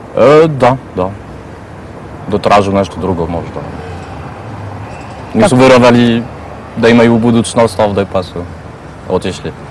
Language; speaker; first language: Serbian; non-native, fluent; French